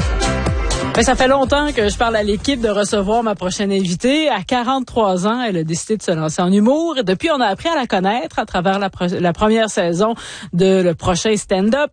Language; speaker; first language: French; native; French